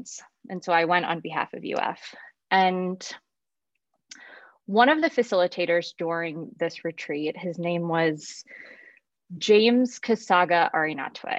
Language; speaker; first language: English; native; English